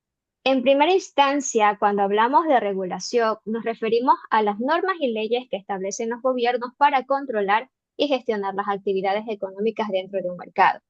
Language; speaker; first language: Spanish; native; Spanish